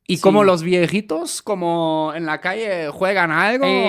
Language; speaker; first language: Spanish; native; Spanish